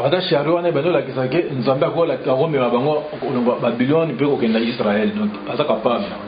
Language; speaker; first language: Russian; non-native, learner; Lingala